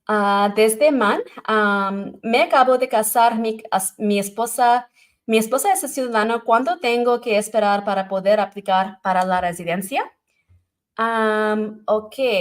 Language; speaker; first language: Spanish; non-native, learner; English